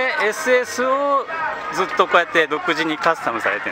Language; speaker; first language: Japanese; native; Japanese